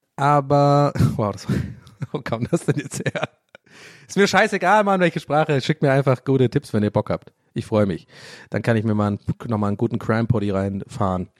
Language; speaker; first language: German; early bilingual, other home language; English